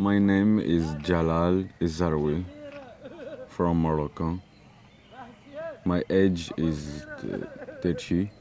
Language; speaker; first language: English; non-native, learner; Arabic